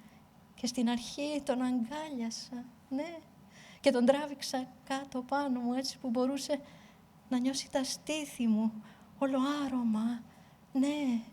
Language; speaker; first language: Greek; native; Greek